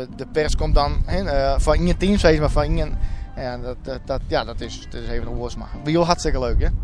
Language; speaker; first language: Dutch; non-native, local second language; Western Frisian